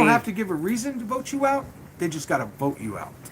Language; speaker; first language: English; native; English